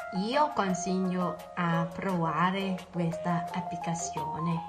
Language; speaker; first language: Italian; non-native, learner; Thai